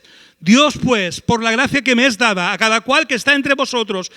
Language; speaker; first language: Spanish; native; Spanish